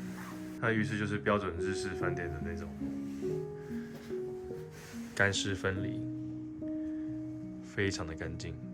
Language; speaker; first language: Chinese; native; Chinese